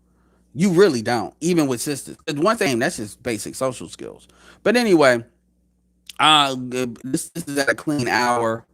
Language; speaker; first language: English; native; English